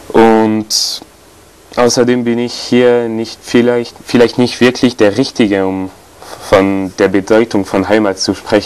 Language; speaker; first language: German; non-native, fluent; French